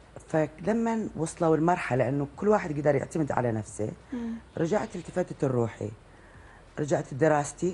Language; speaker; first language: Arabic; native; Arabic